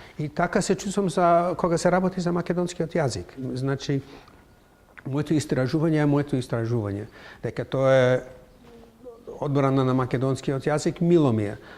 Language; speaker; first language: Macedonian; non-native, fluent; English